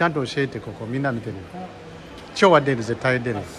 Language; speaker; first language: Japanese; non-native, learner; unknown